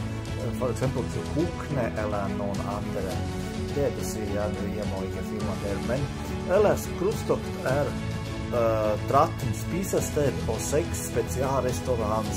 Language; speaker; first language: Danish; non-native, learner; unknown